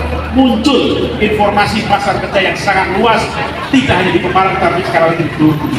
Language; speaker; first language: Indonesian; native; Indonesian